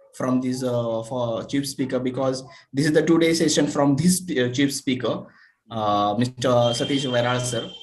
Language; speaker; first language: English; non-native, local second language; Marathi